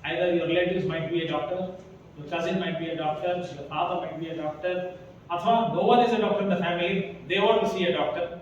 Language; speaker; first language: English; non-native, local second language; Kannada